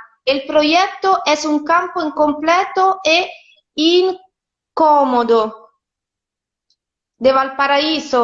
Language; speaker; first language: Spanish; non-native, fluent; Italian